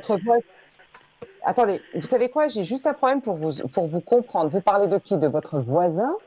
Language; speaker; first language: French; native; French